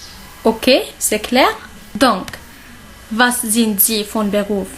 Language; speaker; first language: French; non-native, local second language; Arabic